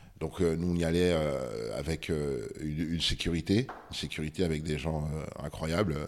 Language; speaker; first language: French; early bilingual, other home language; Bambara